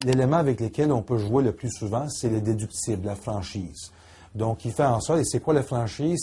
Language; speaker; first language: French; native; French